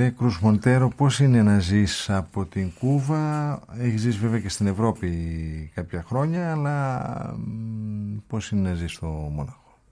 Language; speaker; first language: Greek; native; Greek